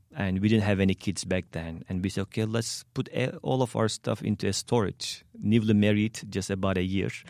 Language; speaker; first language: English; non-native, fluent; Turkish